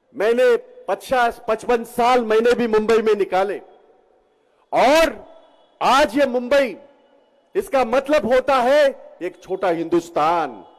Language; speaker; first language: Hindi; non-native, local second language; Marathi